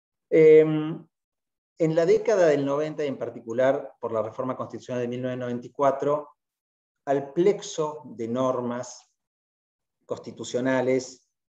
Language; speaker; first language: Spanish; native; Spanish